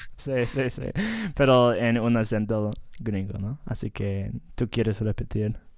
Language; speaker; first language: Spanish; non-native, fluent; English